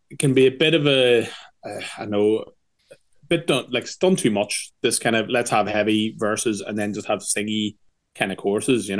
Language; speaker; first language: English; native; English